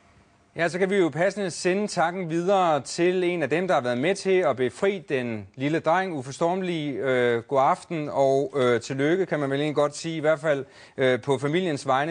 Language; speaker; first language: Danish; native; Danish